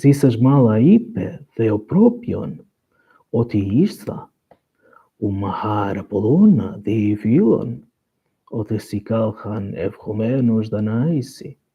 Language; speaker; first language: Greek; non-native, learner; Portuguese